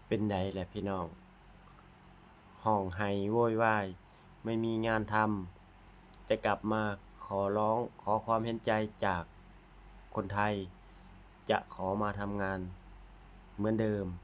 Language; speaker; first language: Thai; non-native, local second language; Lao